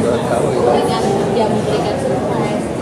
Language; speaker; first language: Indonesian; native; Indonesian